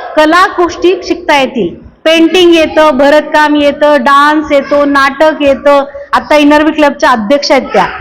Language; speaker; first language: Marathi; native; Marathi